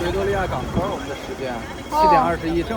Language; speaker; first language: Chinese; native; Chinese